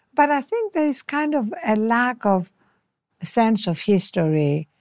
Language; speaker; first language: English; non-native, fluent; French